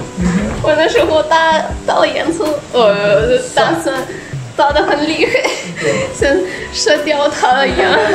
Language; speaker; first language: Chinese; non-native, fluent; Russian